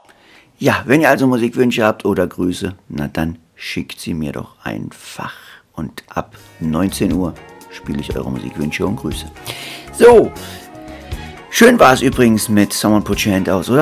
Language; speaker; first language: German; native; German